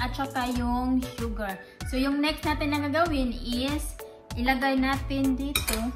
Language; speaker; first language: Filipino; non-native, local second language; Cebuano